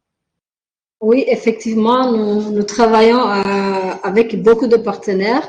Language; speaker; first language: French; non-native, local second language; Rundi